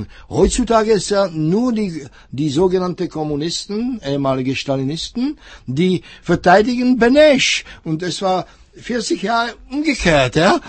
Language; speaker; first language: German; non-native, fluent; Czech